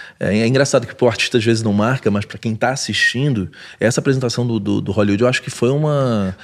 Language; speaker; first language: Portuguese; native; Portuguese